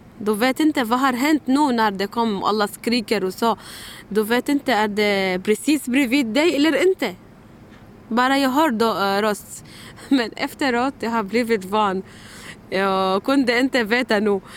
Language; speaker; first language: Swedish; non-native, learner; Arabic